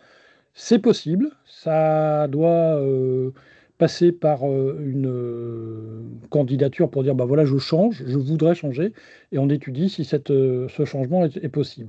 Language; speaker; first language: French; native; French